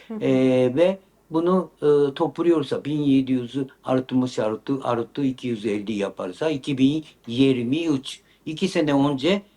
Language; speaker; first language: Turkish; non-native, learner; Japanese